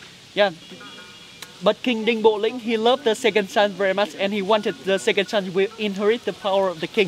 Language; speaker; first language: English; non-native, fluent; Vietnamese